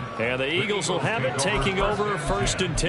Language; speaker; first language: English; native; English